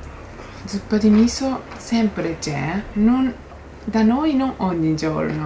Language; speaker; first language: Italian; non-native, learner; Japanese